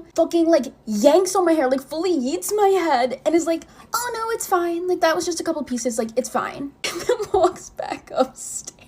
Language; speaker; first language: English; native; English